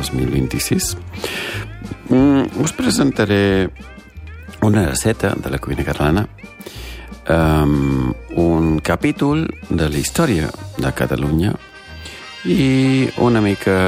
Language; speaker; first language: Catalan; non-native, fluent; German